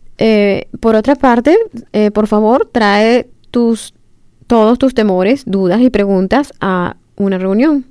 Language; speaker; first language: Spanish; native; Spanish